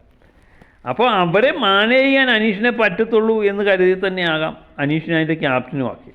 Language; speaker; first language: Malayalam; native; Malayalam